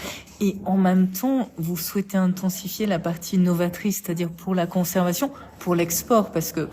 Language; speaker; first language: French; native; French